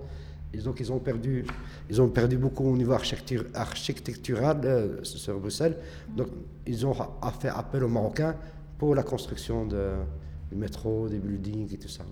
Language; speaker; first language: French; early bilingual, other home language; Arabic